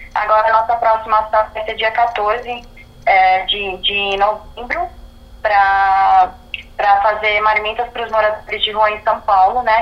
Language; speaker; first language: Portuguese; early bilingual, other home language; Arabic